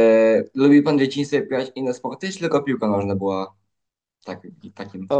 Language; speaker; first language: Polish; native; Polish